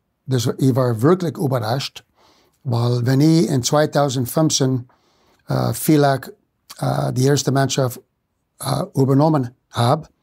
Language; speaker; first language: German; non-native, fluent; English